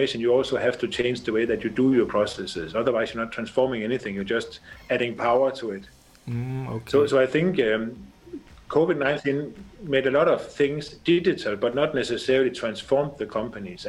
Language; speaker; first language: English; non-native, fluent; Danish